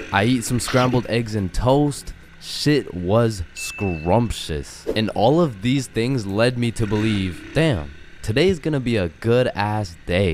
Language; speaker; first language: English; native; English